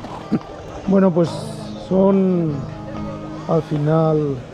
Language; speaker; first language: Spanish; native; Spanish